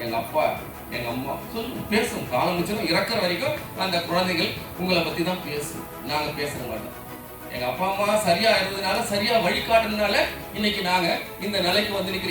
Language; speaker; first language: Tamil; native; Tamil